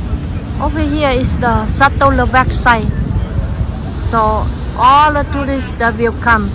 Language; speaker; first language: English; non-native, learner; Chinese